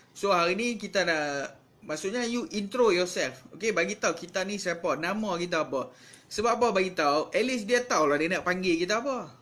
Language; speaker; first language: Malay; native; Malay